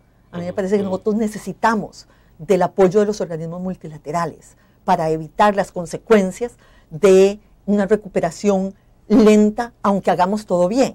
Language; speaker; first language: Spanish; native; Spanish